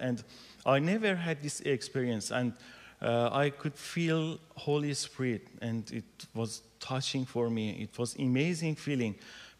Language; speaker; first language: English; non-native, learner; Persian